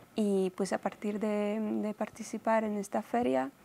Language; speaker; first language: Spanish; non-native, fluent; Polish